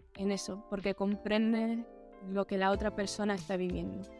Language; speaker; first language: Spanish; early bilingual, heritage; Spanish